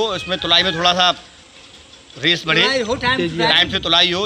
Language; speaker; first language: Hindi; native; Hindi